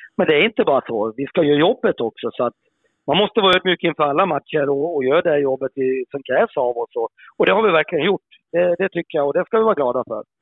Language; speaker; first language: Swedish; native; Swedish